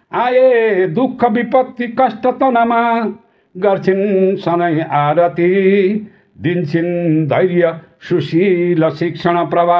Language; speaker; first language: Nepali; native; Nepali